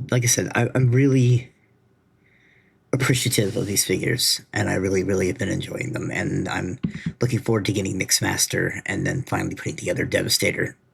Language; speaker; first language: English; native; English